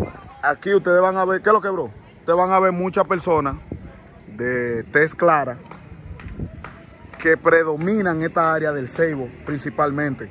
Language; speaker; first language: Spanish; native; Spanish